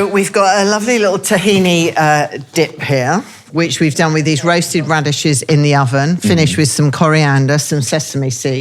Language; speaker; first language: English; native; English